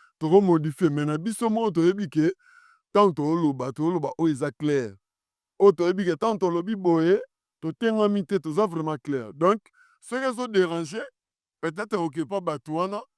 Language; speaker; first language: Lingala; non-native, local second language; Kongo